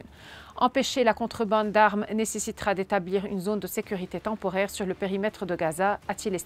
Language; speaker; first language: French; non-native, local second language; Arabic